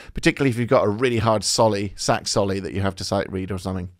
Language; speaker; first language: English; native; English